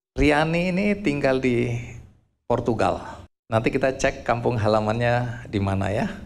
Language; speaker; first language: Indonesian; native; Indonesian